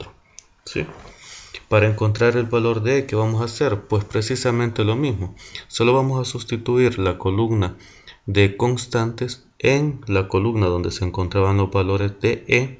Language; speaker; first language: Spanish; native; Spanish